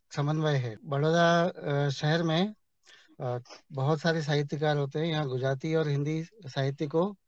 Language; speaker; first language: Hindi; native; Hindi